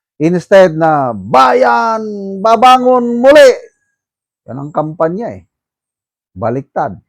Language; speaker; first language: Filipino; non-native, local second language; Iloko